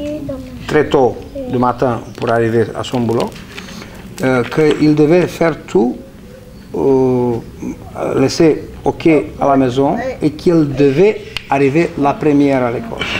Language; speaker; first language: French; non-native, fluent; Romanian